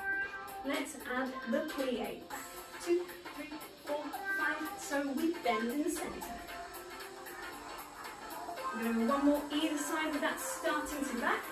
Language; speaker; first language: English; native; English